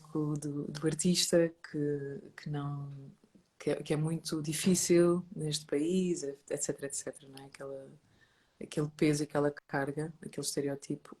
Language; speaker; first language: Portuguese; native; Portuguese